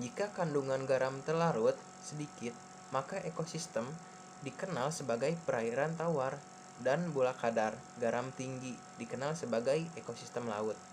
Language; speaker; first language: Indonesian; native; Indonesian